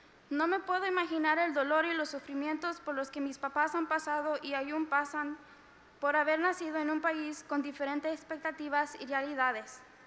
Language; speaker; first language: Spanish; early bilingual, heritage; Spanish